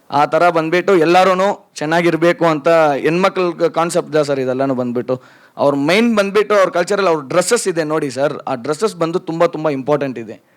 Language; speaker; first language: Kannada; non-native, local second language; Lambadi